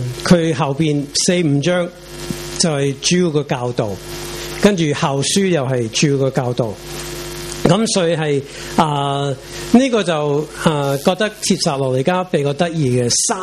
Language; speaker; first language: Chinese; non-native, local second language; Cantonese